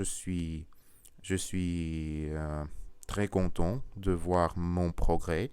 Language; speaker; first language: French; non-native, learner; Russian